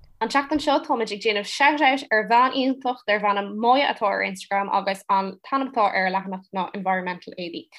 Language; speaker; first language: Irish; non-native, local second language; English